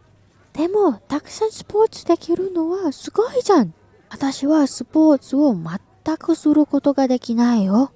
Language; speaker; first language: Japanese; non-native, learner; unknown